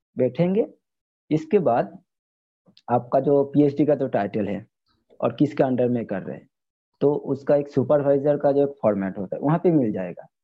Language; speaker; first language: Hindi; non-native, local second language; Bangla